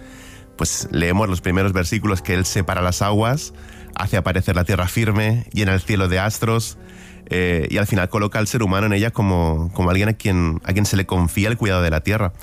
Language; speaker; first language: Spanish; native; Spanish